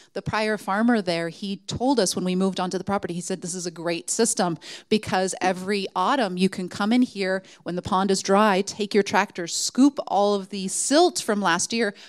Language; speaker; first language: English; native; English